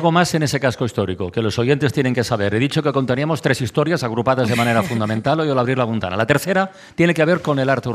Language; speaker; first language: Spanish; native; Spanish